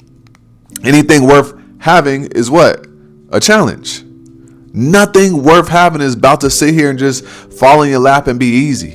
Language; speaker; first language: English; native; English